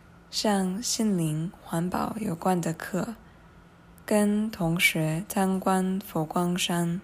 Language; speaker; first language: Chinese; non-native, fluent; English